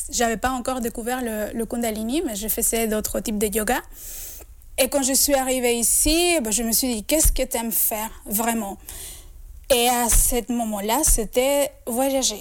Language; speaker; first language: French; non-native, fluent; Spanish